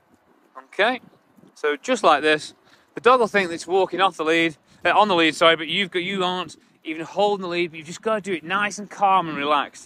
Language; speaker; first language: English; native; English